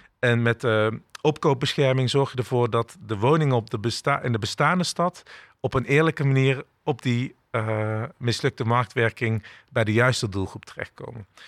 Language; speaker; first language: Dutch; early bilingual, other home language; Turkish